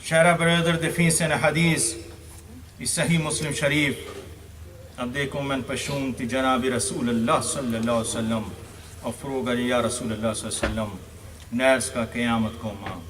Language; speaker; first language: Swedish; non-native, fluent; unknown